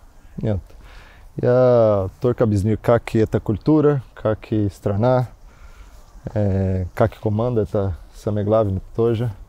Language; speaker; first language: Russian; non-native, learner; Portuguese